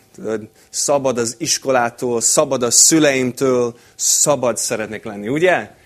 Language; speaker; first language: Hungarian; non-native, fluent; English